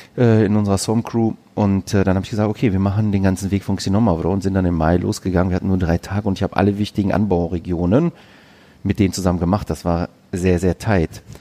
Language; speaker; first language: German; early bilingual, other home language; Greek